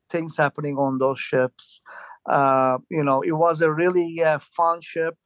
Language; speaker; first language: English; non-native, fluent; Turkish